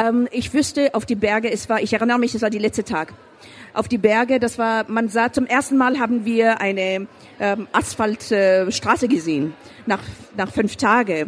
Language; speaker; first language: German; non-native, fluent; Persian